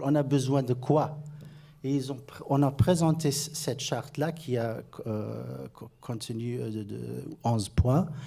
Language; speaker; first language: French; non-native, fluent; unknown